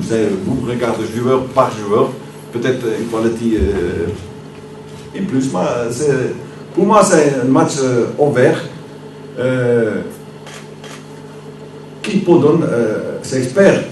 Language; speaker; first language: French; non-native, learner; Dutch